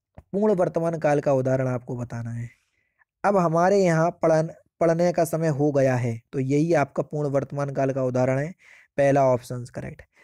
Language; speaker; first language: Hindi; native; Hindi